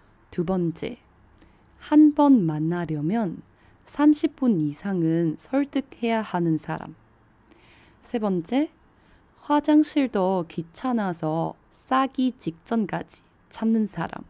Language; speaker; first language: Korean; non-native, fluent; Chinese